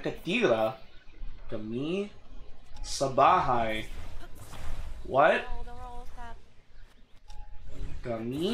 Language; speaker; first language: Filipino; non-native, learner; English